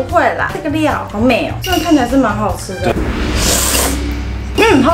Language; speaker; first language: Chinese; native; Chinese